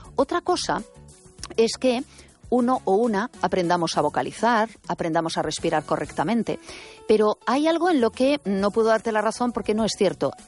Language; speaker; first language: Spanish; native; Spanish